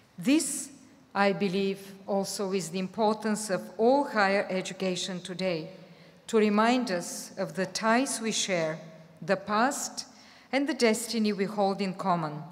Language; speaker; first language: English; non-native, fluent; Bulgarian